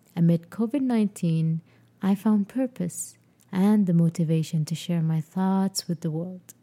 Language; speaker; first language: English; non-native, fluent; Arabic